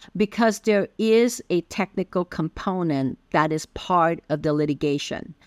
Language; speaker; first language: English; early bilingual, other home language; Min Nan Chinese